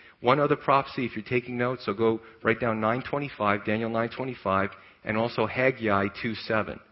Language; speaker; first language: English; native; English